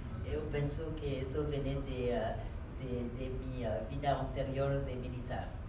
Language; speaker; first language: Portuguese; non-native, learner; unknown